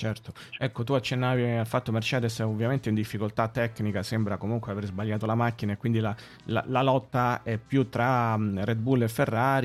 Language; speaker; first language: Italian; native; Italian